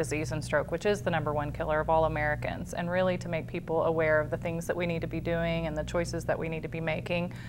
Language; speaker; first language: English; native; English